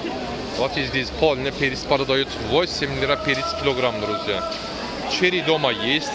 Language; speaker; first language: Russian; non-native, learner; Turkish